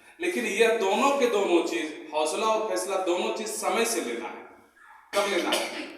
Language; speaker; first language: Hindi; native; Hindi